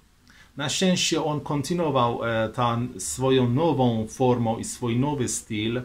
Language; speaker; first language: Polish; non-native, fluent; Persian